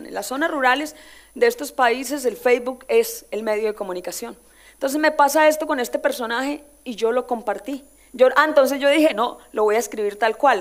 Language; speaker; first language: Spanish; native; Spanish